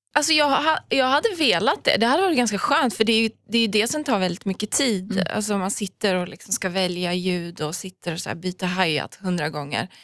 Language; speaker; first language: Swedish; early bilingual, other home language; Persian